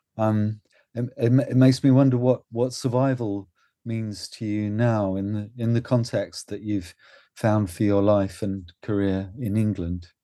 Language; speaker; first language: English; native; English